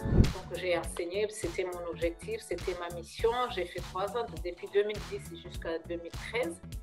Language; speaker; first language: French; non-native, local second language; Kinyarwanda